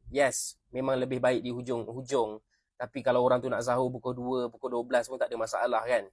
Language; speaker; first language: Malay; native; Malay